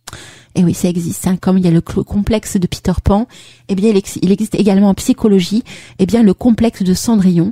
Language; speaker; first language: French; native; French